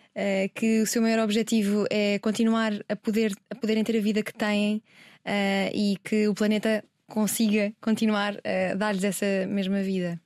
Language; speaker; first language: Portuguese; native; Portuguese